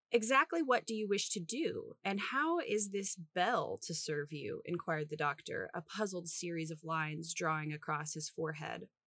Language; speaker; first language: English; native; English